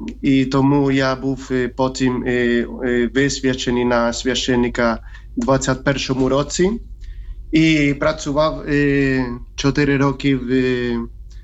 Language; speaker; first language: Ukrainian; non-native, fluent; Spanish